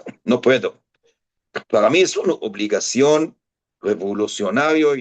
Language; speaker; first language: Spanish; non-native, fluent; Hebrew